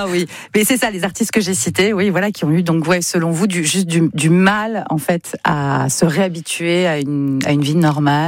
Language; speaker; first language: French; native; French